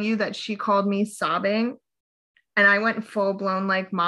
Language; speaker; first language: English; native; English